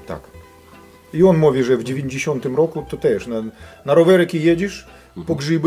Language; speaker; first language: Polish; non-native, fluent; Russian